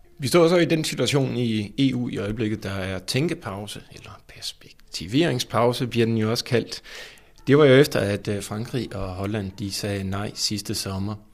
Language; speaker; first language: Danish; native; Danish